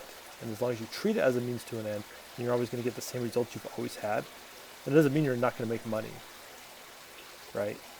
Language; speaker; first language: English; native; English